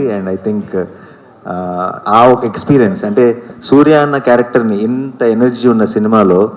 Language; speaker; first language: Telugu; native; Telugu